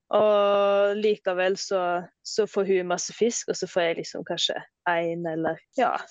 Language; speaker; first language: Norwegian; native; Norwegian